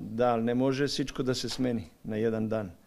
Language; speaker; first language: Bulgarian; non-native, learner; Serbian